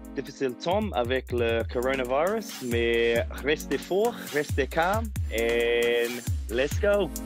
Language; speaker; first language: French; non-native, learner; English